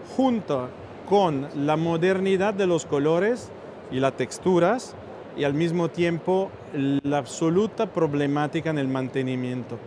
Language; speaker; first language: Spanish; non-native, fluent; Italian